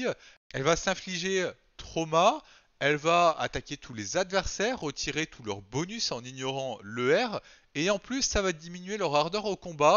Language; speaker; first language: French; native; French